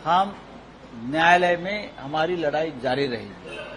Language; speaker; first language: Hindi; non-native, local second language; Marathi